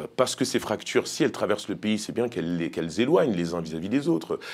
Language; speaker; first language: French; native; French